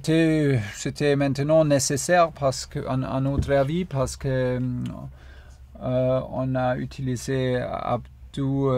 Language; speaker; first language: French; non-native, fluent; German